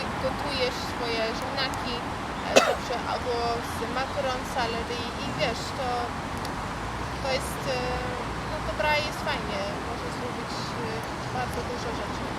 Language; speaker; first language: Polish; non-native, learner; Afrikaans